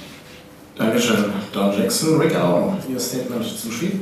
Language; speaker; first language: German; native; German